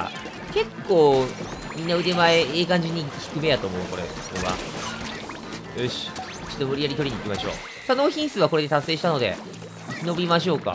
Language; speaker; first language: Japanese; native; Japanese